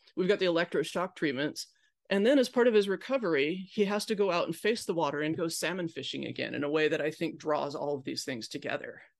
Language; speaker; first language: English; native; English